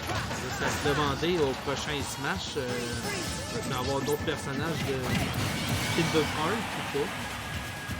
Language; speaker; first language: French; native; French